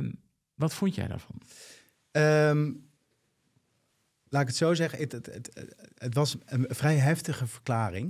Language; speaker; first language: Dutch; native; Dutch